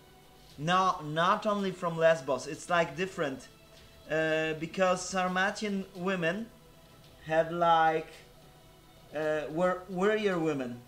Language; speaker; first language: English; non-native, fluent; Polish